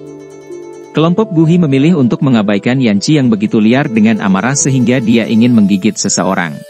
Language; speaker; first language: Indonesian; native; Indonesian